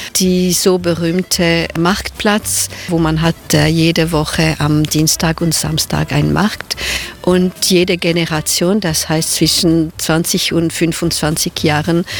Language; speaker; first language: German; non-native, local second language; French